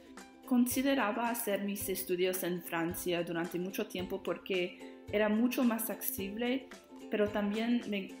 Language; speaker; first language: Spanish; non-native, learner; English